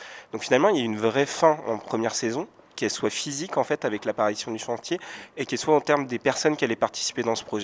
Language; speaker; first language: French; native; French